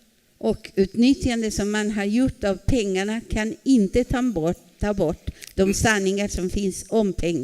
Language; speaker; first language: Swedish; non-native, fluent; Spanish